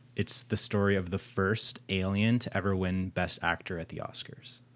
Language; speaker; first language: English; native; English